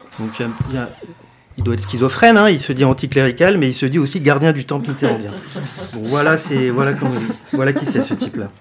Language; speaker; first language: French; native; French